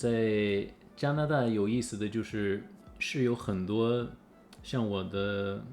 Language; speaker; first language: Chinese; early bilingual, heritage; English